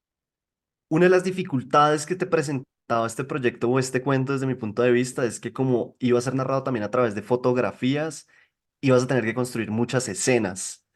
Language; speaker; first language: Spanish; native; Spanish